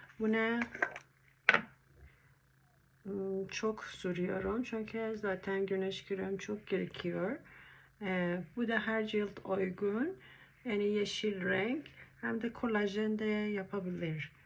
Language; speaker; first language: Turkish; non-native, learner; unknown